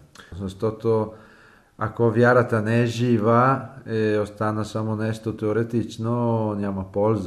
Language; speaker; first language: Bulgarian; non-native, fluent; Italian